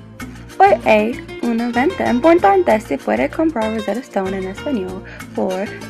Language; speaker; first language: Spanish; non-native, learner; English